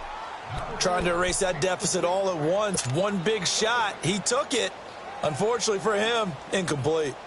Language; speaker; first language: English; native; English